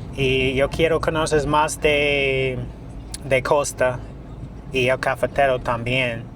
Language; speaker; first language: Spanish; non-native, learner; English